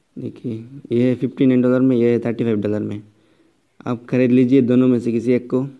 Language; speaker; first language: Hindi; non-native, local second language; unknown